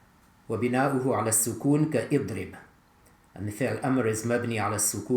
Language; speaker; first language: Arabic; non-native, fluent; English